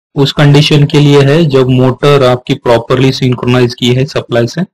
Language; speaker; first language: Hindi; non-native, local second language; Marathi